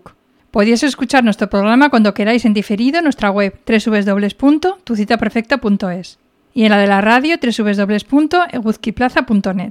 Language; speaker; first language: Spanish; native; Spanish